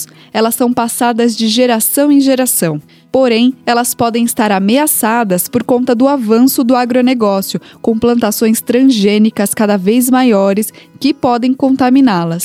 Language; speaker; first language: Portuguese; native; Portuguese